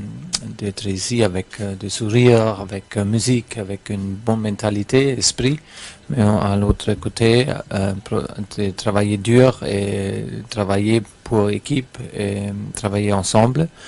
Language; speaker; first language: French; non-native, fluent; German